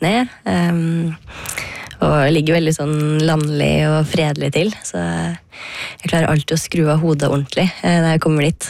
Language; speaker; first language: Norwegian; native; Norwegian